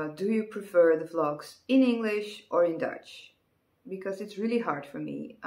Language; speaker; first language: English; non-native, fluent; Dutch